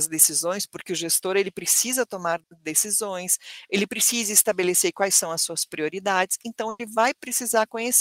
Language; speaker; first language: Portuguese; native; Portuguese